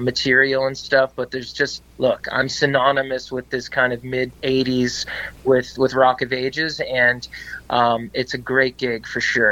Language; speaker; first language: English; native; English